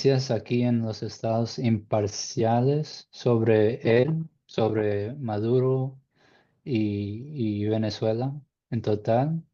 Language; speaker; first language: Spanish; non-native, learner; English